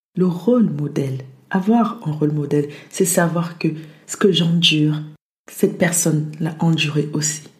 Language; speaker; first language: French; early bilingual, other home language; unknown